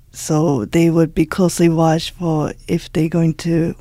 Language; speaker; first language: English; early bilingual, other home language; Japanese